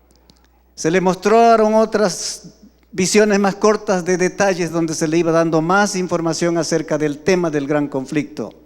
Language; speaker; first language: Spanish; native; Spanish